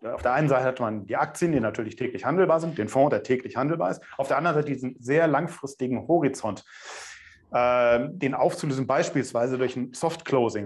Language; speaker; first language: German; native; German